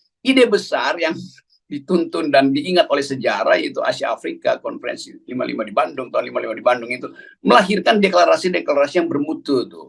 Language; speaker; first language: Indonesian; native; Indonesian